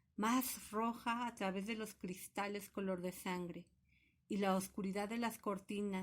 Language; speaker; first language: Spanish; native; Spanish